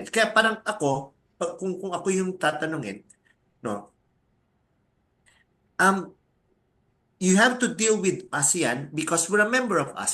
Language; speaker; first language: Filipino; native; Filipino